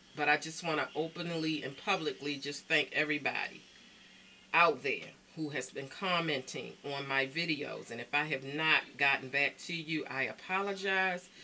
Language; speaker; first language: English; native; English